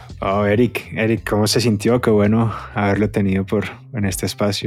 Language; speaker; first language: Spanish; native; Spanish